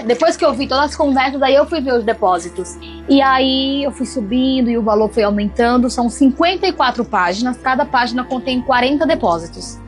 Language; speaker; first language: Portuguese; native; Portuguese